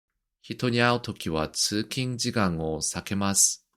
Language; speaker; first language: Japanese; non-native, learner; Korean